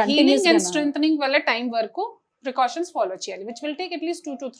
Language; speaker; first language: Telugu; non-native, fluent; Hindi